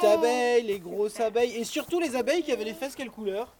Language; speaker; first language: French; native; French